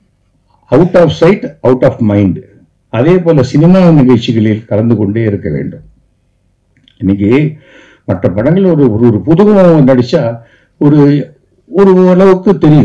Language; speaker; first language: Tamil; native; Tamil